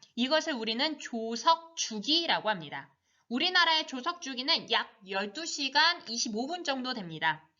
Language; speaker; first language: Korean; native; Korean